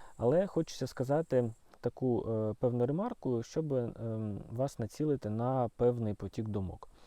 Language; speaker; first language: Ukrainian; non-native, local second language; Russian